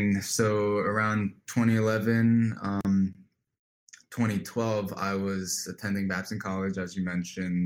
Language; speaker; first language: English; native; English